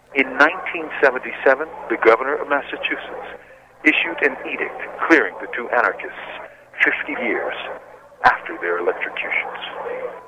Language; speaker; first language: English; native; English